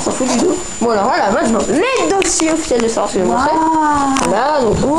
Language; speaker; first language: French; native; French